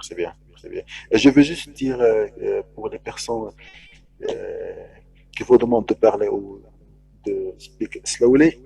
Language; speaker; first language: French; non-native, local second language; Arabic